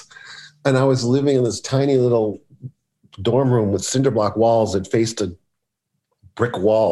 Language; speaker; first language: English; native; English